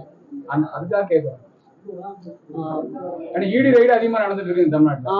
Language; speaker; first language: Tamil; native; Tamil